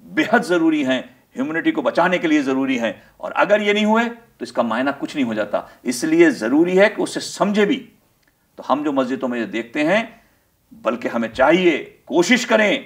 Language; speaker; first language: Urdu; native; Urdu